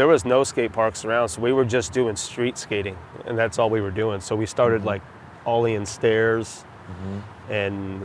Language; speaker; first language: English; native; English